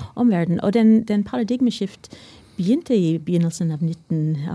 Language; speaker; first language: Norwegian; non-native, fluent; English